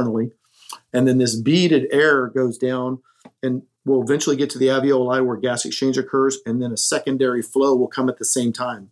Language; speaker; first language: English; native; English